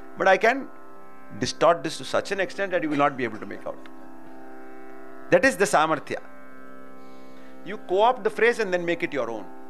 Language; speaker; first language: English; non-native, local second language; Tamil